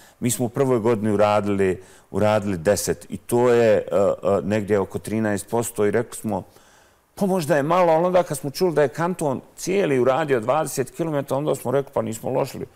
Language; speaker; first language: Croatian; native; Croatian